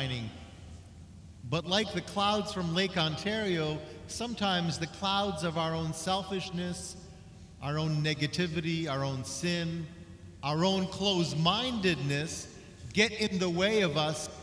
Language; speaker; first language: English; native; English